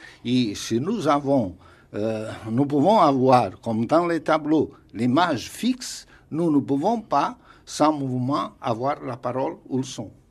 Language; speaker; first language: French; non-native, fluent; Portuguese